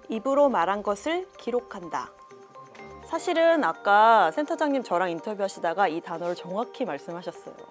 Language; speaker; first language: Korean; native; Korean